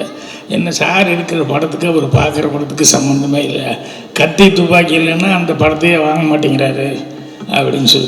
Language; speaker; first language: Tamil; native; Tamil